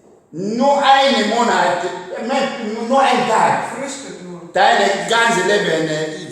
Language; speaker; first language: German; non-native, learner; French